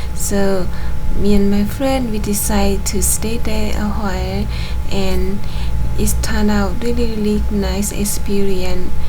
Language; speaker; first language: English; non-native, learner; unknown